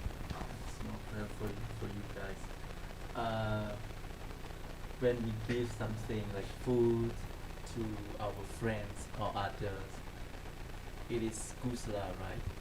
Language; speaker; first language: English; non-native, learner; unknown